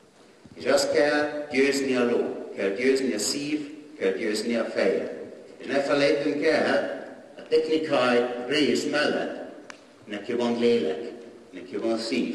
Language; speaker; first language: Hungarian; non-native, learner; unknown